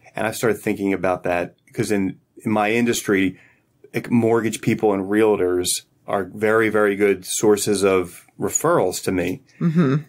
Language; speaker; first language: English; native; English